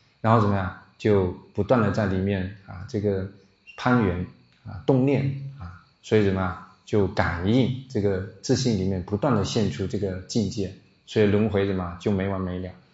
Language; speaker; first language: Chinese; non-native, local second language; Min Nan Chinese